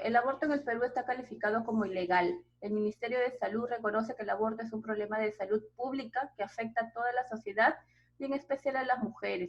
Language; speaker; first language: Spanish; native; Spanish